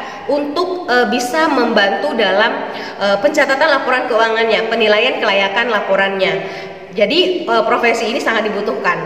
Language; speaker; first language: Indonesian; native; Indonesian